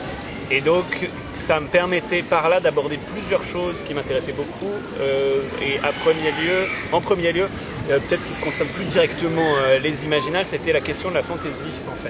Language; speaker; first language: French; native; French